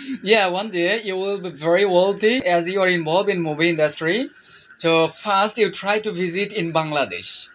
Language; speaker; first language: English; non-native, learner; Bangla